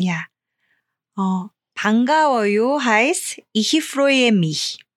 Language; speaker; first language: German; non-native, fluent; Korean